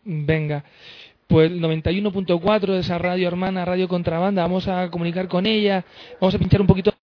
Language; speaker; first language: Spanish; native; Spanish